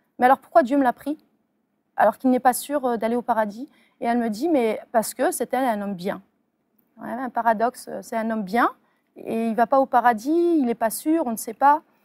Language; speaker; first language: French; early bilingual, other home language; Arabic